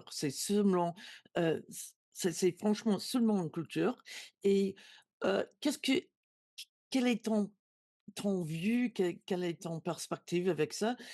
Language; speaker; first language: French; non-native, learner; English